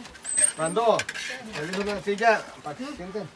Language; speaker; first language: Spanish; native; Spanish